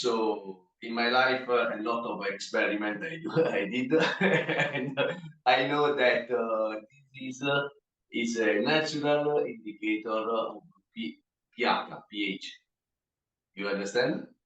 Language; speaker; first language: English; non-native, learner; Italian